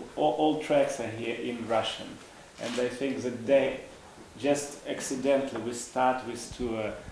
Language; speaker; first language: English; non-native, fluent; Russian